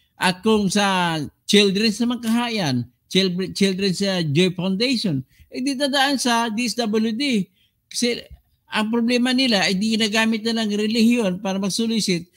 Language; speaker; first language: Filipino; non-native, local second language; Cebuano